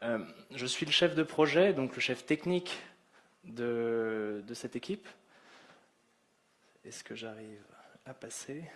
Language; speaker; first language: French; native; French